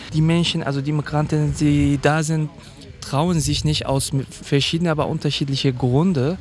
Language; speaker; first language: German; non-native, fluent; Kurdish